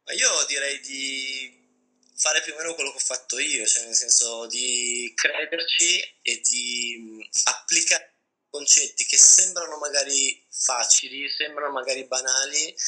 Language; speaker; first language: Italian; native; Italian